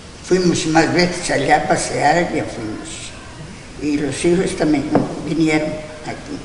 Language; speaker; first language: Spanish; non-native, local second language; Galician